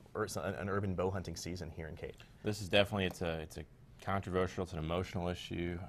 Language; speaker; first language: English; native; English